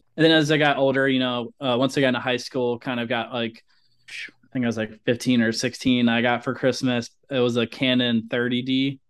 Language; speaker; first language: English; native; English